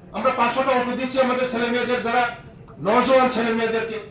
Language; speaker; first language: Bangla; native; Bangla